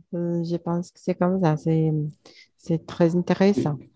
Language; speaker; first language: French; non-native, learner; Portuguese